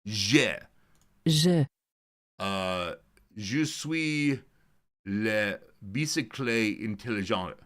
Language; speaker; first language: French; non-native, learner; English